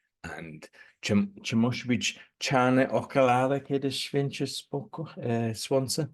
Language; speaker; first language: Polish; non-native, learner; English